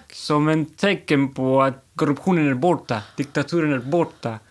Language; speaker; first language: Swedish; non-native, fluent; Spanish